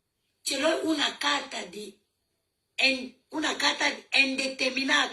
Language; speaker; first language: Italian; non-native, learner; French